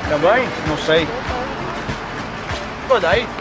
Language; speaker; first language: Portuguese; native; Portuguese